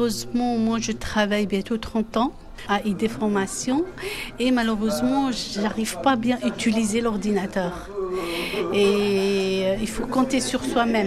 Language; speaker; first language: French; non-native, fluent; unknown